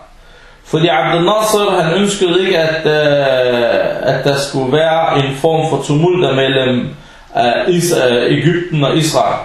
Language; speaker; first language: Danish; early bilingual, other home language; Arabic